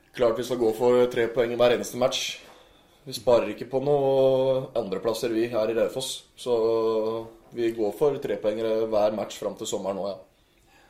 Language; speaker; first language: Norwegian; native; Norwegian